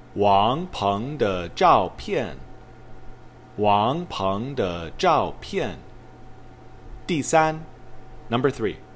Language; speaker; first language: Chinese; non-native, fluent; English